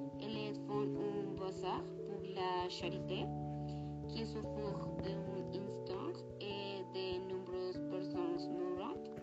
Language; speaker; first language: French; non-native, learner; Spanish